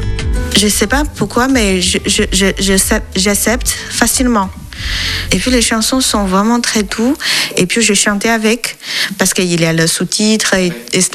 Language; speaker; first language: French; non-native, learner; Chinese